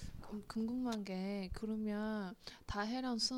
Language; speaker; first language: Korean; non-native, fluent; Chinese